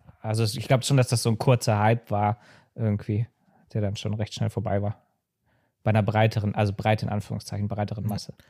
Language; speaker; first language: German; native; German